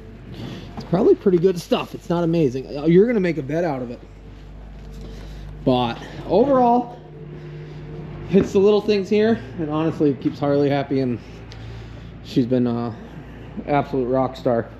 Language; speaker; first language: English; native; English